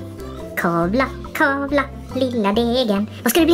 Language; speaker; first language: Swedish; native; Swedish